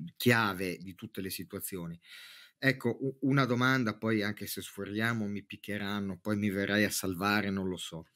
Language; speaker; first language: Italian; native; Italian